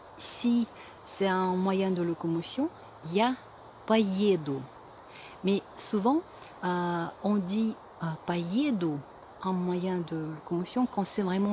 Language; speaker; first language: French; non-native, fluent; Russian